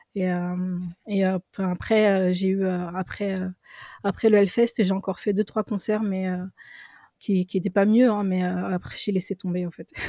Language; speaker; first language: French; early bilingual, other home language; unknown